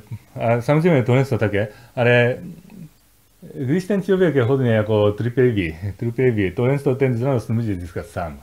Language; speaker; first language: Czech; non-native, fluent; Japanese